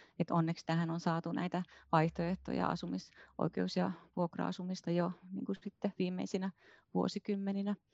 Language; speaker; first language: Finnish; native; Finnish